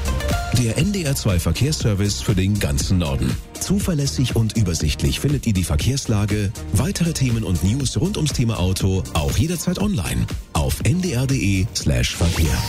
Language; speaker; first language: German; native; German